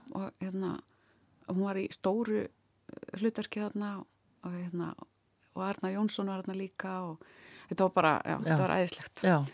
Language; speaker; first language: Icelandic; native; Icelandic